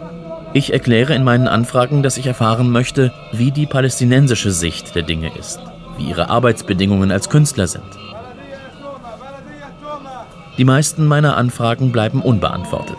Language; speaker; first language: German; native; German